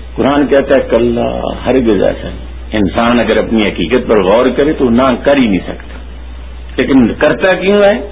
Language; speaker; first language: Urdu; non-native, local second language; Punjabi